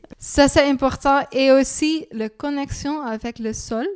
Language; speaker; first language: French; non-native, learner; Dutch